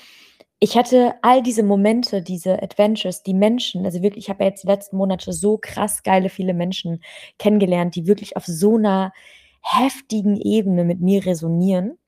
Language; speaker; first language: German; native; German